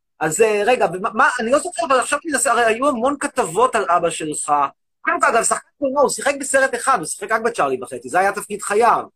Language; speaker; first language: Hebrew; native; Hebrew